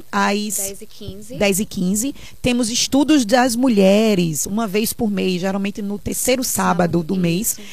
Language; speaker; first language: Portuguese; native; Portuguese